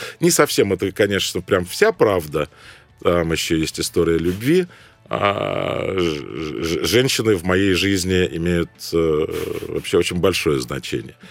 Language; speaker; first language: Russian; non-native, fluent; Arabic